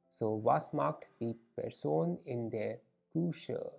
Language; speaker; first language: German; non-native, learner; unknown